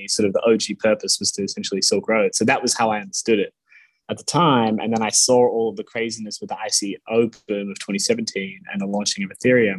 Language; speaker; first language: English; native; English